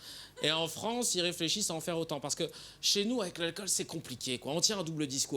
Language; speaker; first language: French; native; French